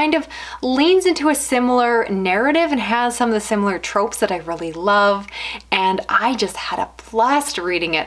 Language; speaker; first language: English; native; English